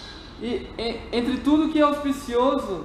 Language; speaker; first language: Portuguese; native; Portuguese